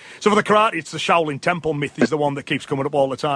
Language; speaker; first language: English; native; English